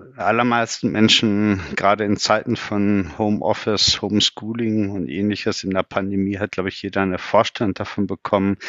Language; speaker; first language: German; native; German